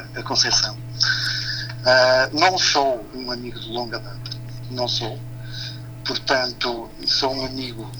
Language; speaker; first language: Portuguese; native; Portuguese